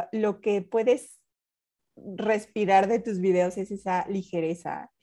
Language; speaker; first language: Spanish; native; Spanish